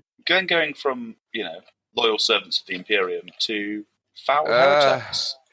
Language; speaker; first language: English; native; English